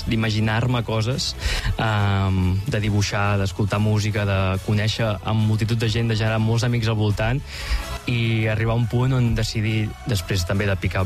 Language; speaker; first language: Catalan; native; Catalan